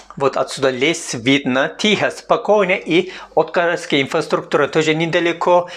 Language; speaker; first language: Russian; non-native, learner; Turkish